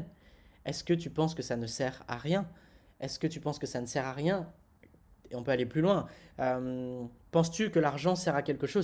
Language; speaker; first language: French; native; French